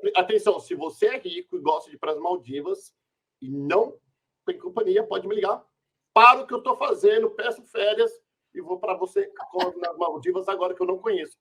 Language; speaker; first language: Portuguese; native; Portuguese